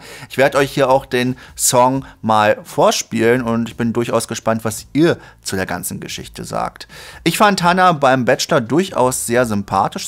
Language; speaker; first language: German; native; German